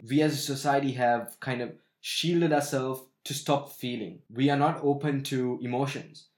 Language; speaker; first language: English; non-native, local second language; Sinhala